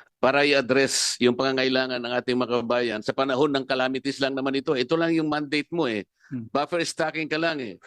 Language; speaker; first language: Filipino; non-native, local second language; Pampanga